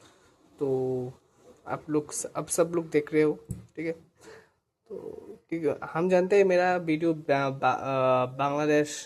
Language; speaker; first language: Hindi; non-native, local second language; Bangla